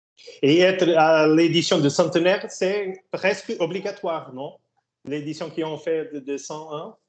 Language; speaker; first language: French; non-native, learner; Portuguese